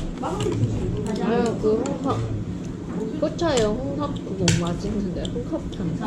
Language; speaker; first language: Korean; non-native, fluent; Chinese